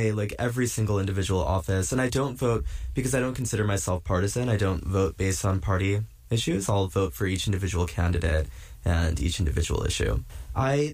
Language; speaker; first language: English; native; English